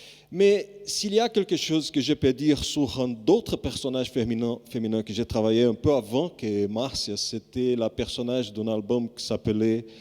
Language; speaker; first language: French; non-native, fluent; Portuguese